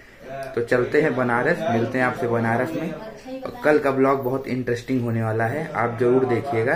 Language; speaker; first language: Hindi; native; Hindi